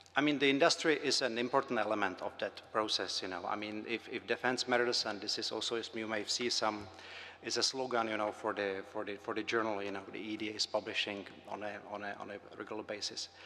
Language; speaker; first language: English; non-native, fluent; Czech